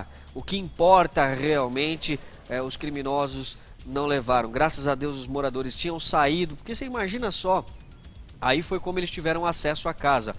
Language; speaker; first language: Portuguese; native; Portuguese